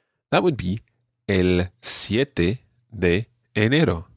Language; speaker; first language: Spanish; non-native, fluent; English